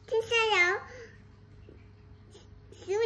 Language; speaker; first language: Chinese; non-native, local second language; Cantonese